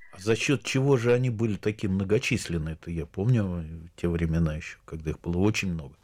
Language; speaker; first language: Russian; native; Russian